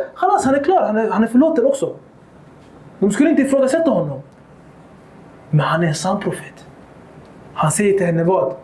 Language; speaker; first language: Swedish; early bilingual, other home language; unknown